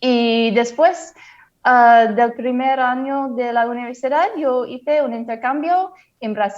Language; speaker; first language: Spanish; non-native, fluent; English